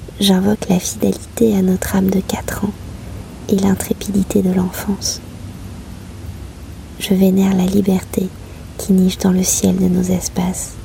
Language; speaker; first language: French; native; French